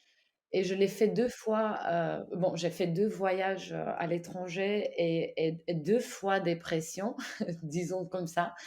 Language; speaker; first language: French; non-native, fluent; Ukrainian